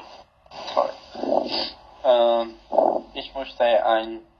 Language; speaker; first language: German; non-native, learner; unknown